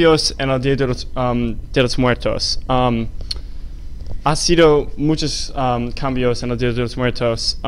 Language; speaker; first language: Spanish; non-native, learner; English